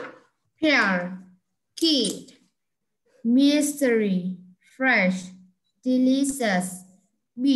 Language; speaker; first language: English; non-native, learner; Vietnamese